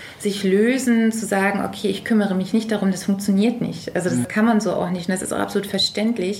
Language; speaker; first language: German; native; German